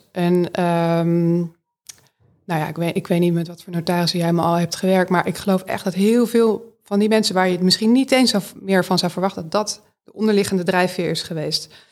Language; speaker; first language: Dutch; native; Dutch